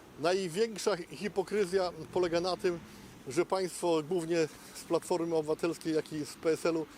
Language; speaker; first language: Polish; native; Polish